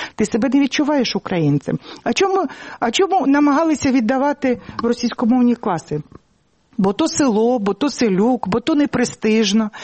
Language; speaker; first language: Ukrainian; native; Ukrainian